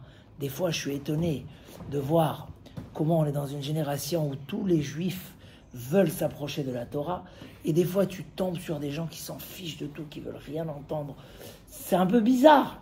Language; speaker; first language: French; native; French